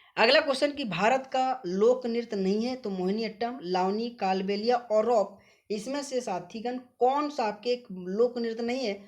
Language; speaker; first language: Hindi; native; Hindi